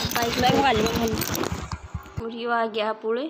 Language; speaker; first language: Hindi; native; Hindi